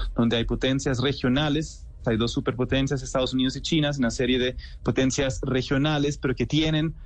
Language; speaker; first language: Spanish; non-native, fluent; German